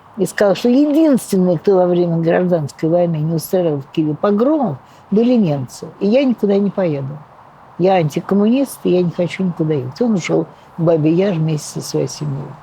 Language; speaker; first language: Russian; native; Russian